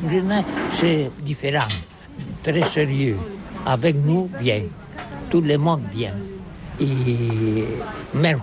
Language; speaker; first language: French; non-native, learner; Catalan